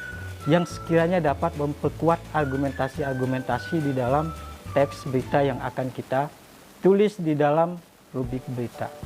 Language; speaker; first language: Indonesian; native; Indonesian